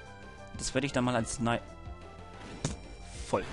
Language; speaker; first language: German; native; German